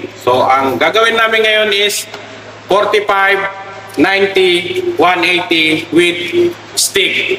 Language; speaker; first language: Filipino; native; Filipino